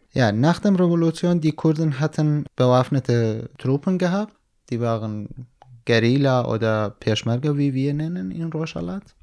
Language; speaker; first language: German; non-native, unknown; Central Kurdish